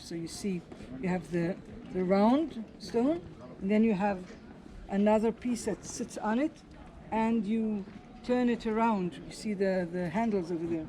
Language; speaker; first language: English; non-native, fluent; Hebrew